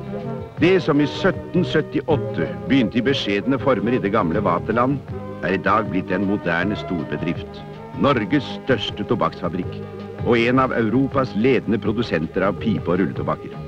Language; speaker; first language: Norwegian; native; Norwegian